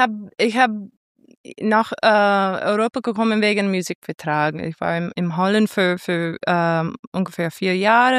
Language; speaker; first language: German; non-native, fluent; English